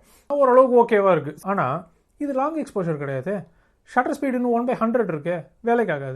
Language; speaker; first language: Tamil; native; Tamil